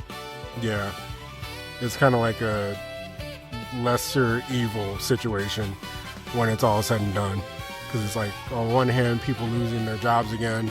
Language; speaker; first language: English; native; English